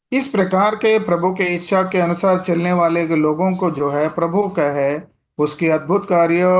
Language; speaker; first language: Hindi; non-native, local second language; Telugu